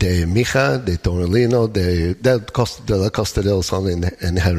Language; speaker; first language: Spanish; non-native, learner; English